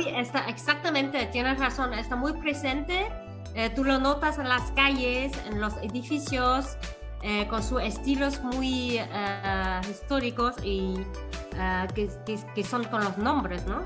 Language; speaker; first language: Spanish; non-native, fluent; Vietnamese